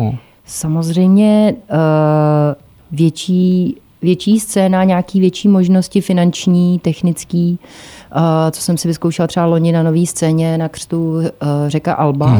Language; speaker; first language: Czech; native; Czech